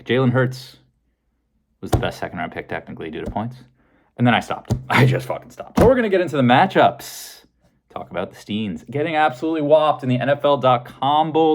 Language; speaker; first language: English; native; English